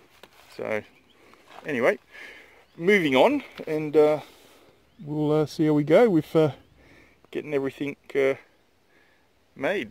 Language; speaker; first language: English; native; English